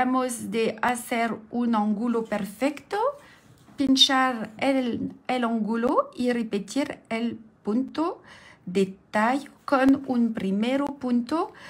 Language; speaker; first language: Spanish; non-native, learner; French